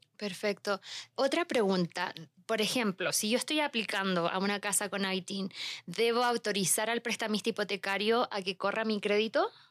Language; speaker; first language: Spanish; native; Spanish